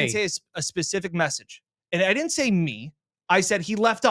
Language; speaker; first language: English; native; English